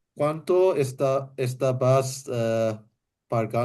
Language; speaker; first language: Spanish; non-native, learner; English